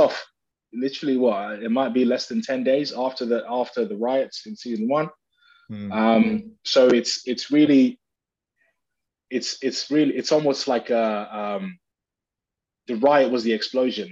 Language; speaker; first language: English; native; English